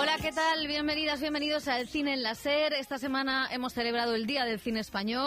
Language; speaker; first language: Spanish; native; Spanish